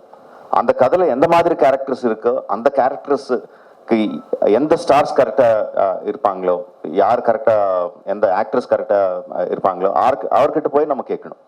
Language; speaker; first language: Tamil; non-native, local second language; Telugu